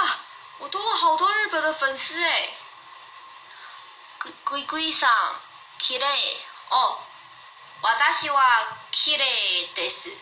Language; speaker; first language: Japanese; non-native, learner; Chinese